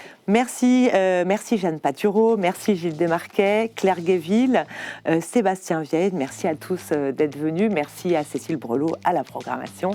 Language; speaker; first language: French; native; French